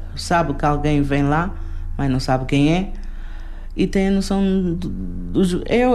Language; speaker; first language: Portuguese; native; Portuguese